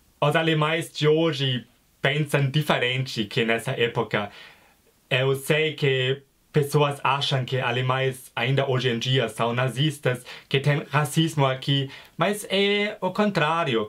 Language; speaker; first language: Portuguese; non-native, fluent; German